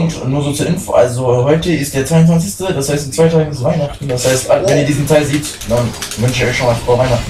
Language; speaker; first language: German; native; German